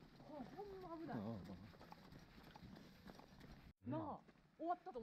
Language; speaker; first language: Japanese; native; Japanese